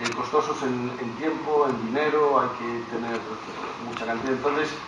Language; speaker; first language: Spanish; non-native, local second language; Galician